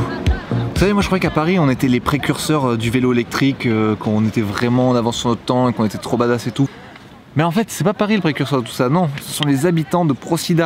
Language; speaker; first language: French; native; French